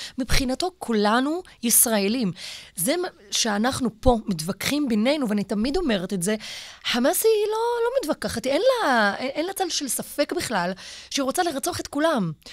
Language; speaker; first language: Hebrew; non-native, local second language; Arabic